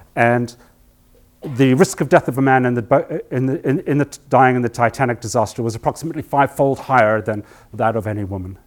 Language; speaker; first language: English; native; English